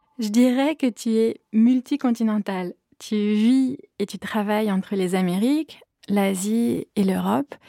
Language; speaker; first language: French; native; French